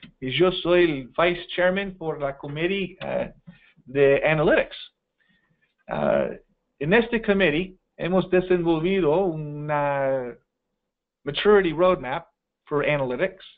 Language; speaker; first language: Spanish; non-native, fluent; English